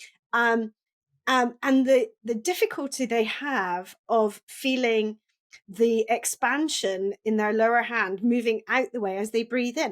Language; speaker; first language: English; native; English